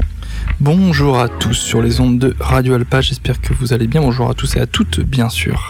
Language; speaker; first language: French; native; French